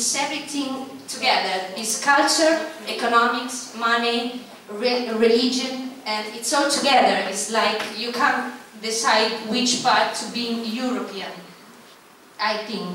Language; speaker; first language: English; non-native, fluent; Italian